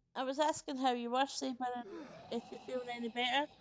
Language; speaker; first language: English; native; English